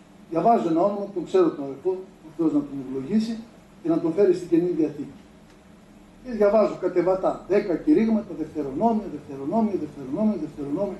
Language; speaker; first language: Greek; native; Greek